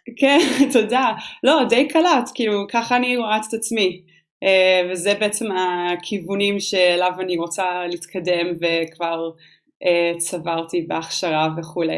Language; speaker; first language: Hebrew; non-native, fluent; English